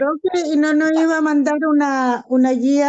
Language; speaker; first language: Spanish; native; Spanish